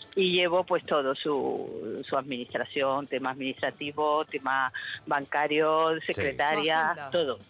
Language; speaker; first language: Spanish; native; Spanish